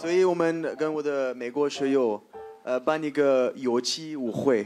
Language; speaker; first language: Chinese; non-native, fluent; French